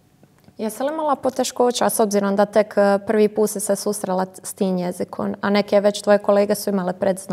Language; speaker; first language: Croatian; native; Croatian